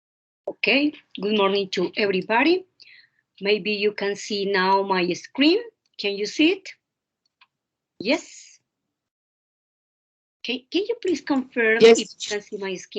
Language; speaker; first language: English; non-native, fluent; Spanish